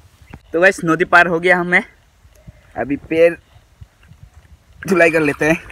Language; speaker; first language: Hindi; non-native, local second language; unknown